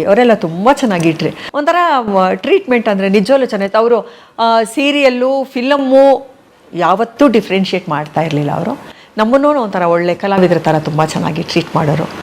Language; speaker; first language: Kannada; native; Kannada